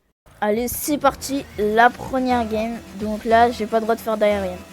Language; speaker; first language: French; native; French